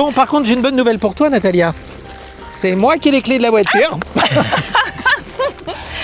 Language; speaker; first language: French; native; French